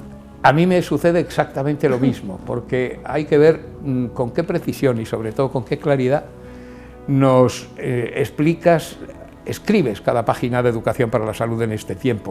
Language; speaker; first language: Spanish; native; Spanish